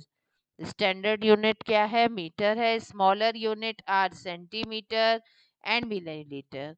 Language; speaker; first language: Hindi; native; Hindi